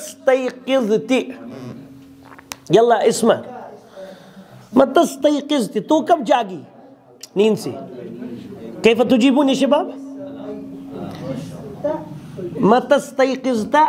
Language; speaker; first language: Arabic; non-native, fluent; Kashmiri